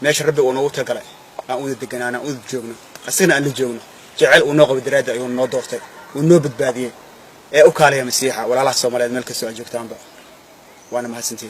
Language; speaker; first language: Somali; native; Somali